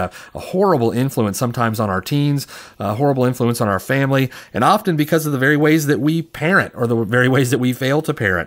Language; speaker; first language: English; native; English